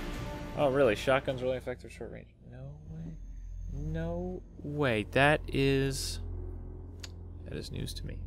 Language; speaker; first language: English; native; English